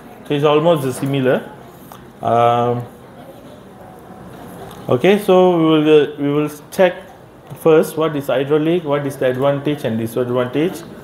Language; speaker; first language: English; non-native, local second language; Malay